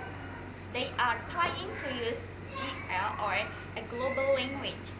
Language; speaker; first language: English; non-native, learner; Indonesian